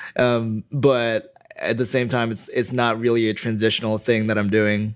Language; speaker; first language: English; non-native, fluent; Indonesian